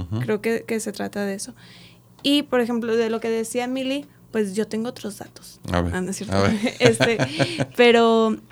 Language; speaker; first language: Spanish; native; Spanish